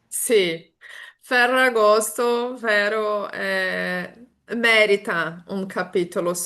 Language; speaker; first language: Italian; non-native, fluent; Portuguese